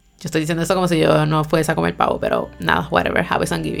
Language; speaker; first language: Spanish; native; Spanish